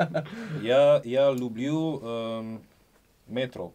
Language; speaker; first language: Russian; non-native, learner; German